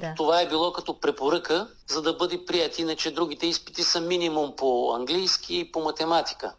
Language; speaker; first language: Bulgarian; native; Bulgarian